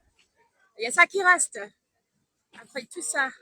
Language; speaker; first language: French; non-native, fluent; English